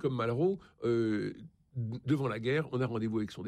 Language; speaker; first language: French; native; French